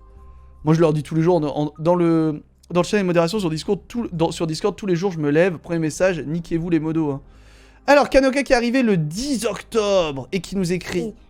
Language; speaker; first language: French; native; French